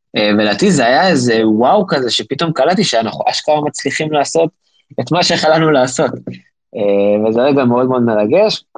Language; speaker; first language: Hebrew; native; Hebrew